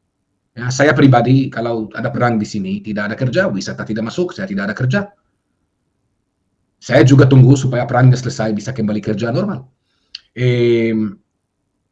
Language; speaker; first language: Indonesian; non-native, fluent; Hebrew